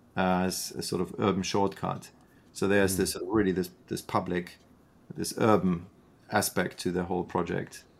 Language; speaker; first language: English; non-native, fluent; German